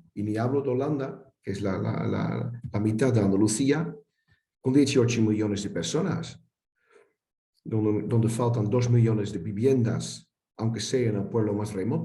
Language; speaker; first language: Spanish; non-native, fluent; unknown